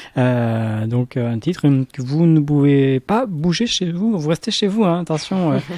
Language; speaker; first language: French; native; French